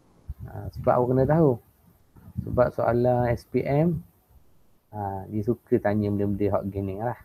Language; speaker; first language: Malay; native; Malay